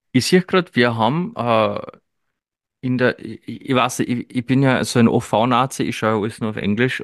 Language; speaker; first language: German; native; German